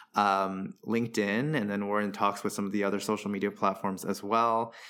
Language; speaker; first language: English; early bilingual, other home language; Chinese